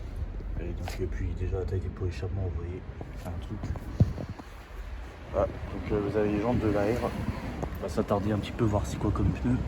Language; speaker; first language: French; native; French